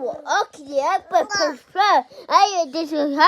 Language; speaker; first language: English; non-native, learner; Mongolian